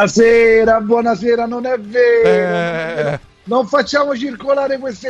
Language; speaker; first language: Italian; native; Italian